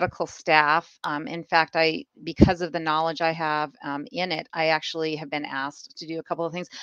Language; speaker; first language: English; native; English